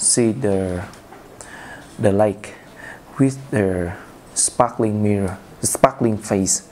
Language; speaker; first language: English; non-native, learner; Vietnamese